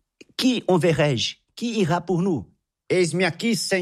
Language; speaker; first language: French; non-native, fluent; Portuguese